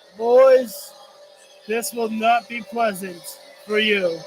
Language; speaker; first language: English; native; English